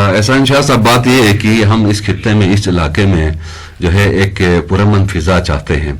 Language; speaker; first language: Urdu; non-native, local second language; Shina